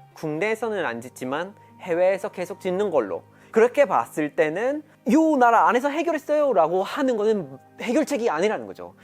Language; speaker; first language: Korean; non-native, fluent; English